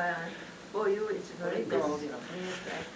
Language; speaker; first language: English; non-native, learner; Korean